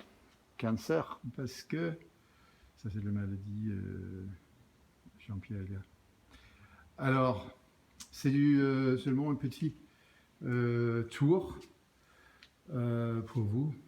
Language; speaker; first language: French; non-native, learner; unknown